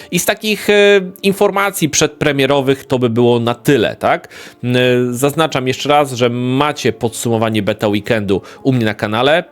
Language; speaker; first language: Polish; native; Polish